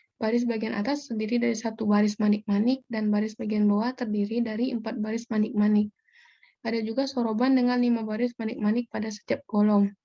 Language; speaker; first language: Indonesian; native; Indonesian